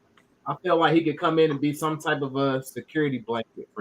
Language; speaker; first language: English; native; English